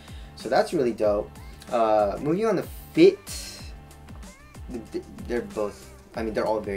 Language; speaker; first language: English; native; English